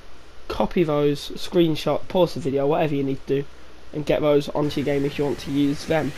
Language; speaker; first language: English; native; English